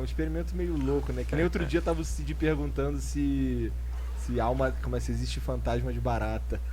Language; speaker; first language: Portuguese; native; Portuguese